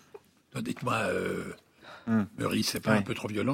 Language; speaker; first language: French; native; French